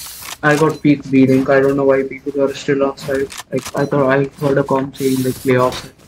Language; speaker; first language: English; non-native, local second language; Kannada